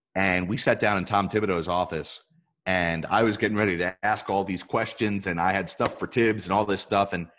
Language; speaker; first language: English; native; English